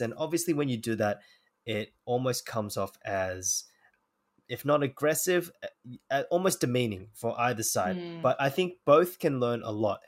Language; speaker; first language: English; native; English